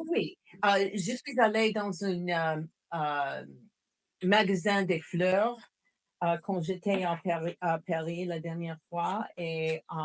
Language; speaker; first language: French; non-native, fluent; English